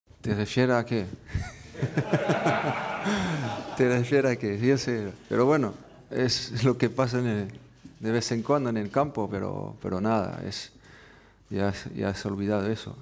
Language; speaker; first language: Spanish; non-native, fluent; French